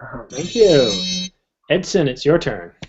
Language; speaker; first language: English; native; English